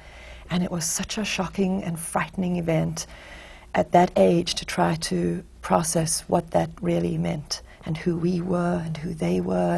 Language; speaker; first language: English; native; English